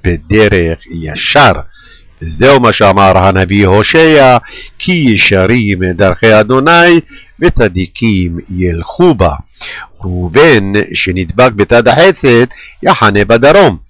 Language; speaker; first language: Hebrew; native; Hebrew